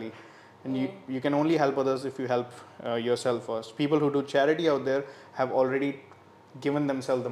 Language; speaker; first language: English; non-native, local second language; Hindi